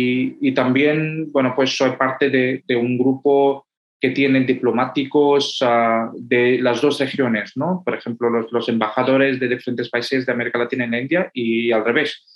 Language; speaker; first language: Spanish; non-native, fluent; Hindi